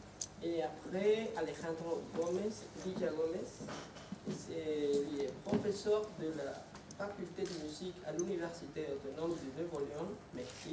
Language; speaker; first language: French; non-native, learner; Spanish